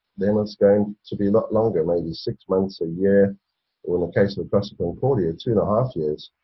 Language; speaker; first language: English; native; English